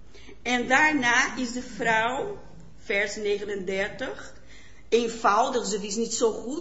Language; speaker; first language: Dutch; non-native, fluent; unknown